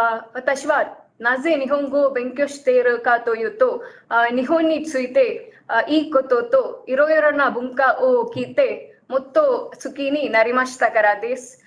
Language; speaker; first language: Japanese; non-native, learner; Malayalam